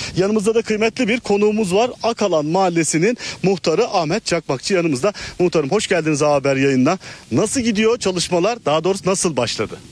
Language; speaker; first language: Turkish; native; Turkish